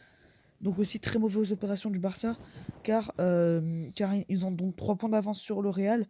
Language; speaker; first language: French; native; French